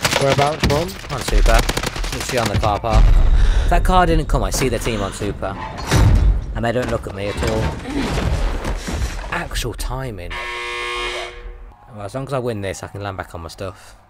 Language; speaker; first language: English; native; English